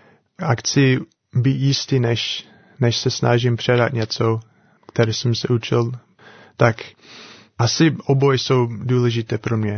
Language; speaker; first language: Czech; non-native, learner; English